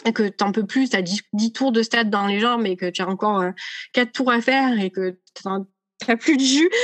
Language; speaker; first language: French; native; French